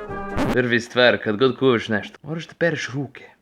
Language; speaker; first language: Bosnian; non-native, learner; English